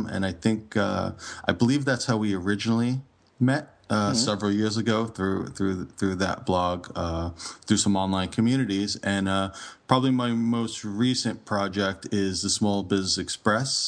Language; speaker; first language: English; native; English